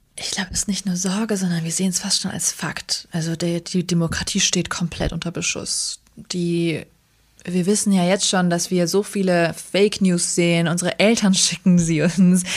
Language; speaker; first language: German; early bilingual, other home language; Kurdish